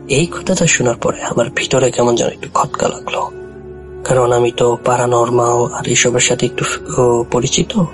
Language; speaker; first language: Bangla; early bilingual, heritage; Bangla